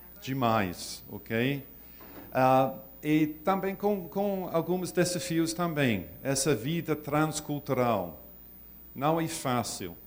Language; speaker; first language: Portuguese; non-native, learner; English